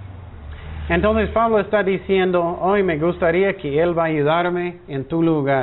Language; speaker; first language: Spanish; non-native, fluent; English